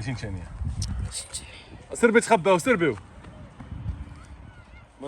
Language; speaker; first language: Arabic; native; Arabic